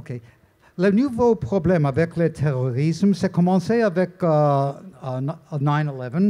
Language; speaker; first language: French; non-native, learner; English